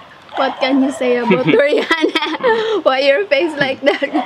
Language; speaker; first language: English; non-native, learner; Cebuano